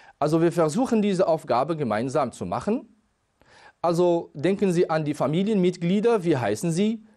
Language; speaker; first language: German; non-native, fluent; Arabic